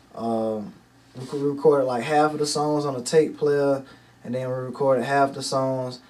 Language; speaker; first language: English; native; English